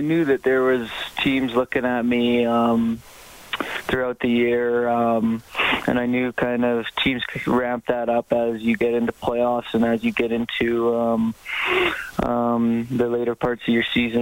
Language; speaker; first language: English; native; English